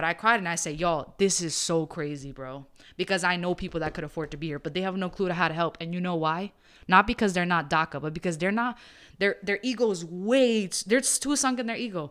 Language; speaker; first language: English; early bilingual, other home language; Spanish